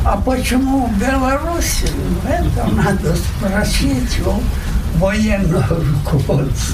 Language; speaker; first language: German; non-native, learner; Russian